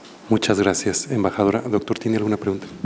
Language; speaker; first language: Spanish; native; Spanish